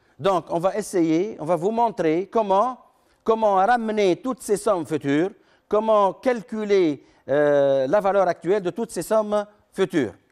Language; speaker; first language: French; non-native, local second language; Arabic